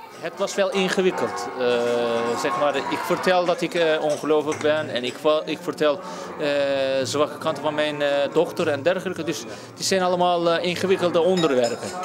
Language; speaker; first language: Dutch; non-native, fluent; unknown